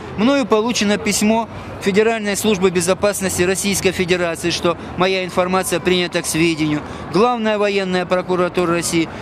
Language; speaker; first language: Russian; native; Russian